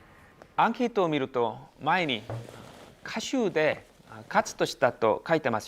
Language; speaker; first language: Japanese; non-native, learner; Korean